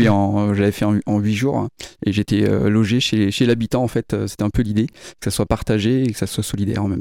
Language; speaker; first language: French; native; French